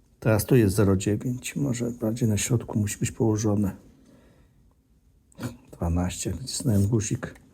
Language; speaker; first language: Polish; native; Polish